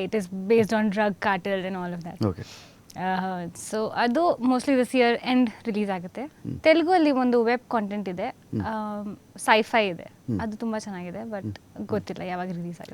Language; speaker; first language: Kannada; non-native, fluent; Hindi